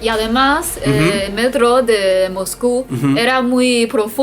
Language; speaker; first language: Spanish; non-native, fluent; Chinese